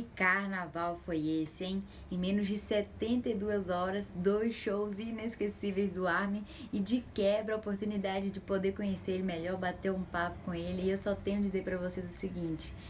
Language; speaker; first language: Portuguese; native; Portuguese